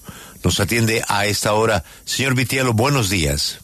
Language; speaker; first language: Spanish; native; Spanish